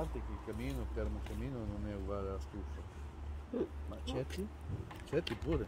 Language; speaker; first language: Italian; native; Italian